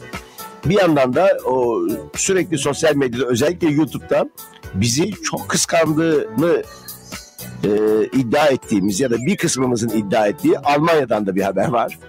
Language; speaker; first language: Turkish; native; Turkish